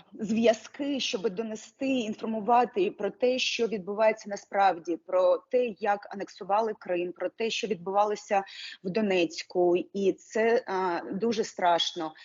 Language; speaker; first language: Ukrainian; non-native, local second language; Russian